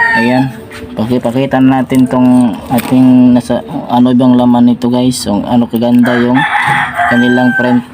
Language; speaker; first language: Filipino; non-native, local second language; Cebuano